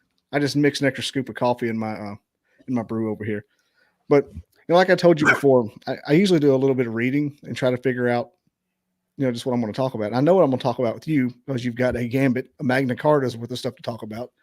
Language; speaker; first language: English; native; English